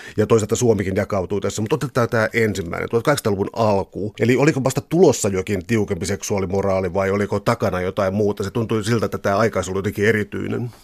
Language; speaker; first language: Finnish; native; Finnish